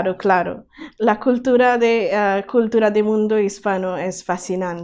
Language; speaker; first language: Spanish; non-native, learner; Bangla